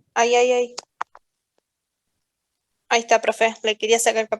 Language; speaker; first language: Spanish; native; Spanish